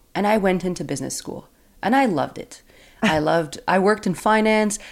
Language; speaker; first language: English; native; English